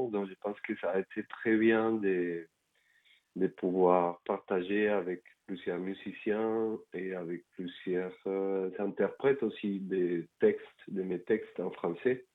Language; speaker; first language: French; non-native, fluent; Spanish